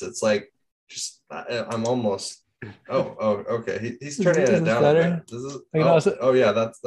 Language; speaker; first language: English; native; English